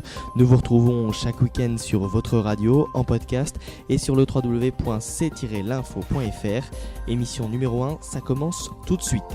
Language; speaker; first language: French; native; French